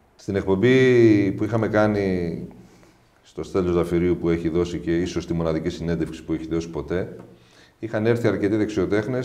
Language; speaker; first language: Greek; native; Greek